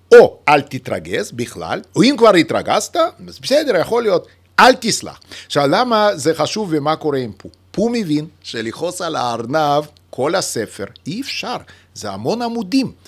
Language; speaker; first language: Hebrew; non-native, fluent; Russian